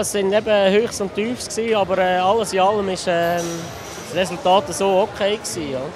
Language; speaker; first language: German; native; German